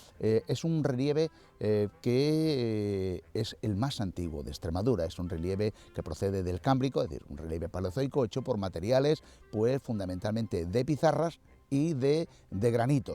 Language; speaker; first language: Spanish; native; Spanish